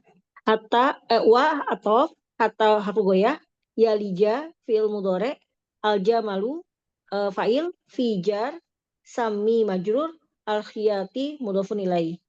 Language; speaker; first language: Arabic; non-native, learner; Indonesian